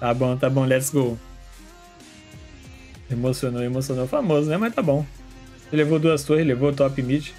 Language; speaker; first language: Portuguese; native; Portuguese